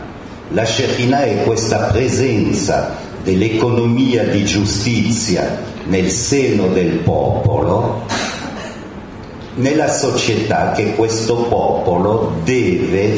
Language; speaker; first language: Italian; native; Italian